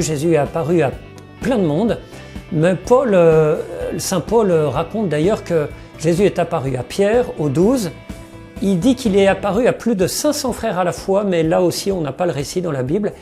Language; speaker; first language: French; native; French